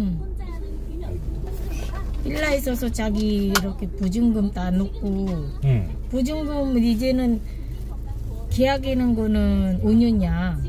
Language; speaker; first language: Korean; non-native, learner; Filipino